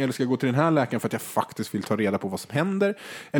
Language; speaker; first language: Swedish; native; Swedish